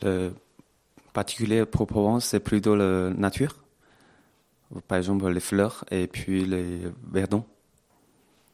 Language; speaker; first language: French; non-native, fluent; Chinese